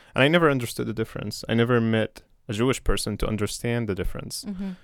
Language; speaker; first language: English; non-native, fluent; Arabic